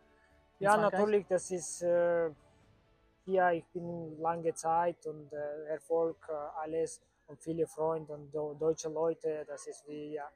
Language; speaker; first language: German; non-native, learner; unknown